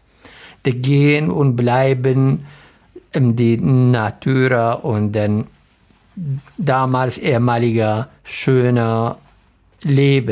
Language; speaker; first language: German; non-native, learner; Arabic